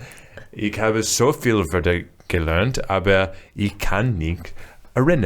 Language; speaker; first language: German; non-native, learner; English